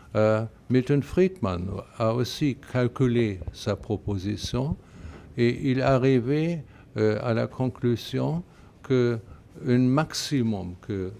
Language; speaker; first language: French; non-native, fluent; German